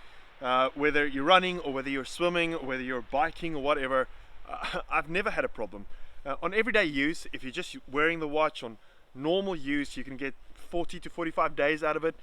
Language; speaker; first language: English; native; English